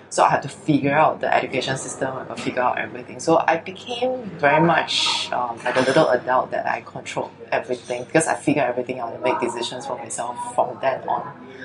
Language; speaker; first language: English; early bilingual, other home language; Chinese